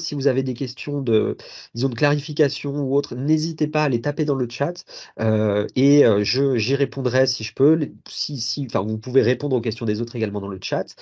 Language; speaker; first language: French; native; French